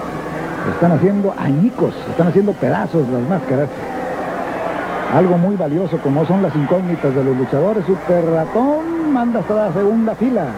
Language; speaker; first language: Spanish; native; Spanish